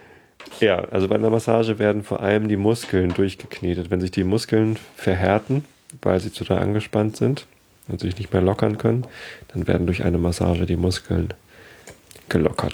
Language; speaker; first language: German; native; German